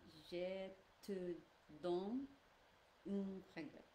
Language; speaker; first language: French; non-native, learner; English